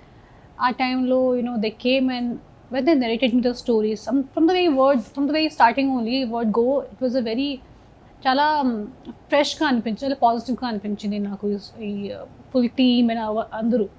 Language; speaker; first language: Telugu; non-native, fluent; Hindi